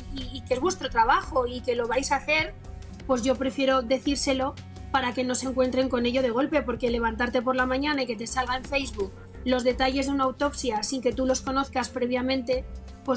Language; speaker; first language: Spanish; native; Spanish